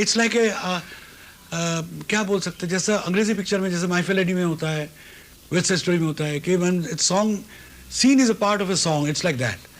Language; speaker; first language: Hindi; non-native, local second language; Bangla